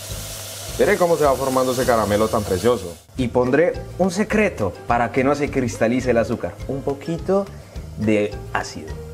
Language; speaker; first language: Spanish; native; Spanish